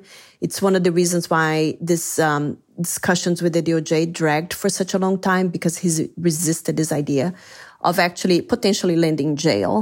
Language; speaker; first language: English; non-native, fluent; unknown